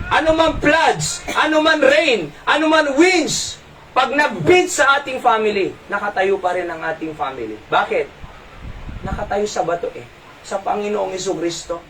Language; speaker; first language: Filipino; non-native, local second language; Iloko